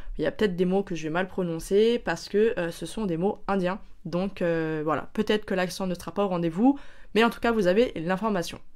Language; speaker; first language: French; native; French